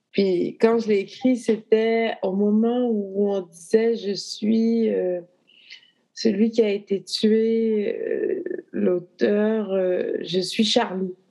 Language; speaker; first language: French; native; French